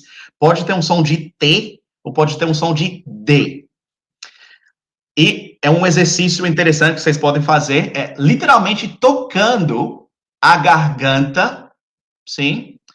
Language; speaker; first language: Portuguese; non-native, fluent; English